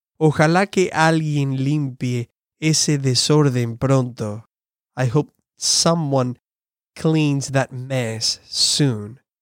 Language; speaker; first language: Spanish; non-native, fluent; English